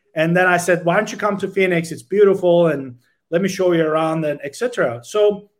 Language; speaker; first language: English; non-native, fluent; Turkish